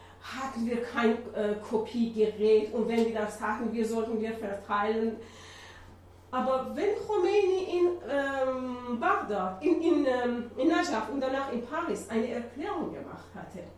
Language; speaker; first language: German; non-native, learner; Persian